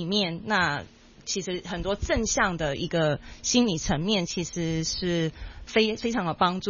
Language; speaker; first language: Chinese; native; Chinese